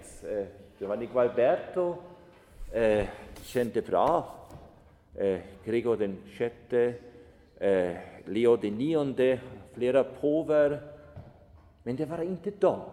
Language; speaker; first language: Swedish; non-native, fluent; German